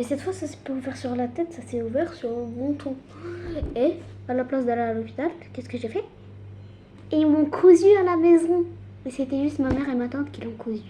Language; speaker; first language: French; early bilingual, other home language; Arabic